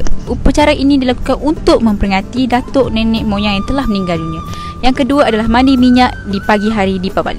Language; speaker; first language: Malay; native; Malay